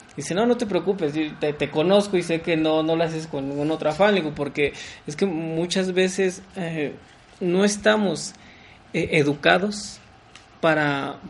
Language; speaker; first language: Spanish; early bilingual, heritage; French